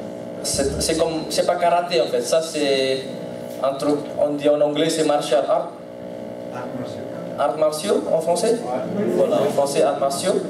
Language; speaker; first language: French; non-native, learner; Indonesian